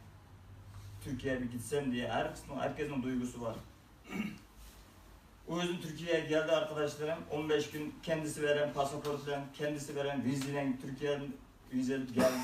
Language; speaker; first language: Turkish; non-native, learner; Uyghur